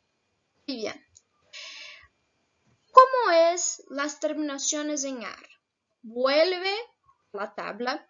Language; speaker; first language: Spanish; non-native, fluent; Portuguese